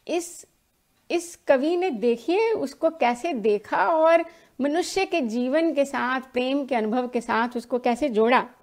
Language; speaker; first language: Hindi; native; Hindi